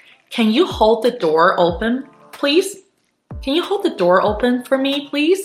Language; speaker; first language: English; non-native, fluent; Chinese